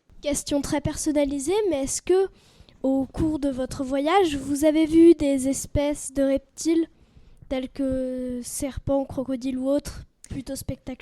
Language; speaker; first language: French; native; French